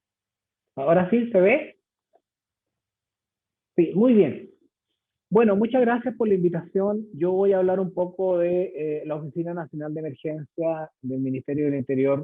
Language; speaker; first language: Spanish; native; Spanish